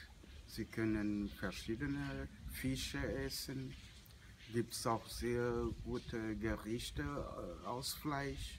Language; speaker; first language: German; non-native, fluent; Portuguese